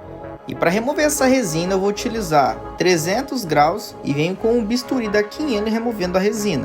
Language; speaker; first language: Portuguese; native; Portuguese